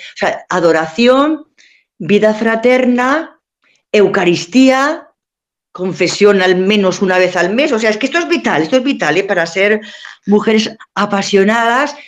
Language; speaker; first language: Spanish; native; Spanish